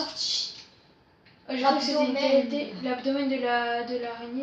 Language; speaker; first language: French; native; French